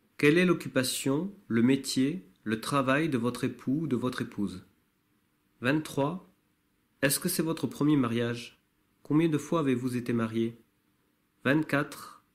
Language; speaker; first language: French; native; French